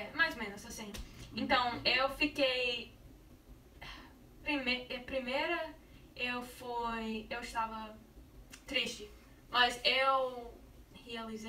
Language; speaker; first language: Portuguese; non-native, learner; English